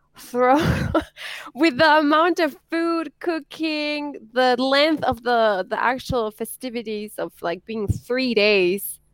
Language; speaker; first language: English; non-native, fluent; Spanish